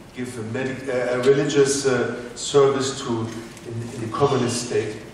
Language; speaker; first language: English; non-native, fluent; German